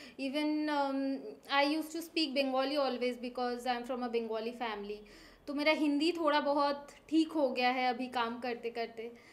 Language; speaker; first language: Hindi; non-native, local second language; Bangla